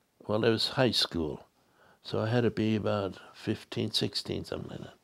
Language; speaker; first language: English; native; English